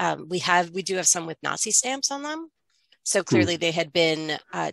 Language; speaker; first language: English; native; English